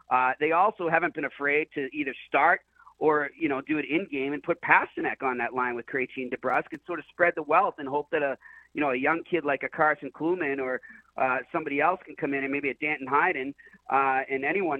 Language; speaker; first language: English; native; English